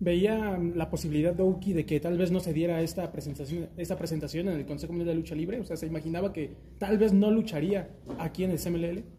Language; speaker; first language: Spanish; native; Spanish